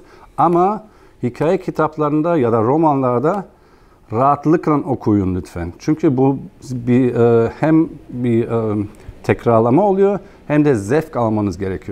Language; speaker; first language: Turkish; non-native, fluent; German